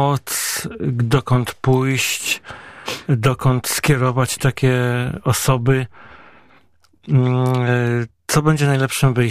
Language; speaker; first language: Polish; native; Polish